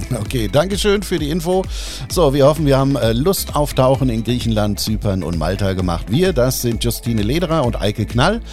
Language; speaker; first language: German; native; German